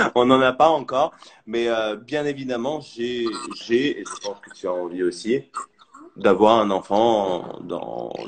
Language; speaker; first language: French; native; French